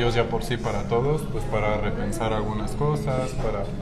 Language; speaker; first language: Spanish; non-native, fluent; French